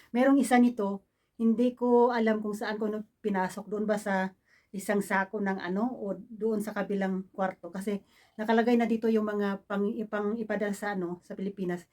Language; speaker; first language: Filipino; non-native, local second language; Cebuano